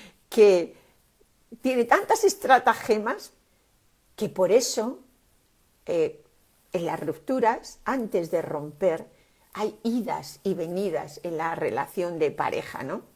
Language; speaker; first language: Spanish; native; Spanish